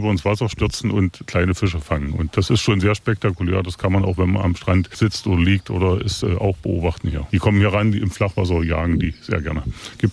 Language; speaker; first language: German; native; German